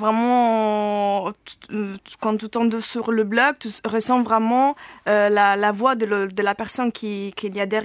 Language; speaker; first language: French; non-native, fluent; Italian